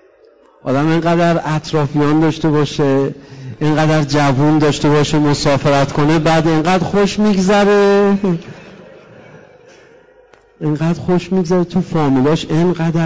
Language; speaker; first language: Persian; native; Persian